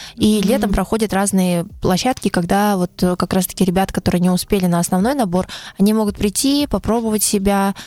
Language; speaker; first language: Russian; native; Russian